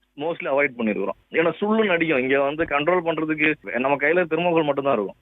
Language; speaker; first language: Tamil; native; Tamil